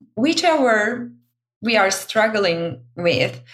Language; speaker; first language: English; non-native, fluent; Turkish